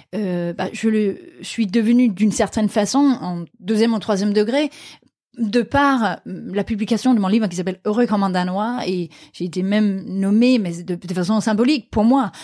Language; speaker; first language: French; non-native, fluent; Danish